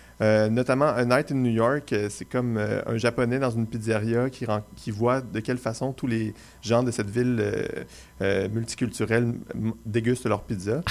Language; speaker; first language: French; native; French